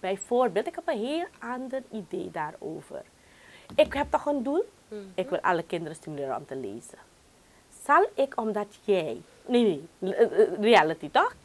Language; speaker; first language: Dutch; non-native, local second language; Caribbean Hindustani